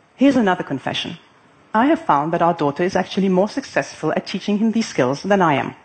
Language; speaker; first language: English; non-native, fluent; Arabic